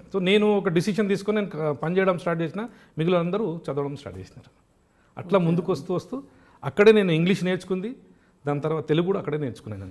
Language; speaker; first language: Telugu; non-native, local second language; Urdu